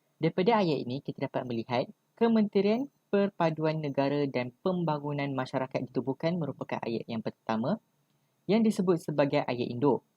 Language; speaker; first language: Malay; native; Malay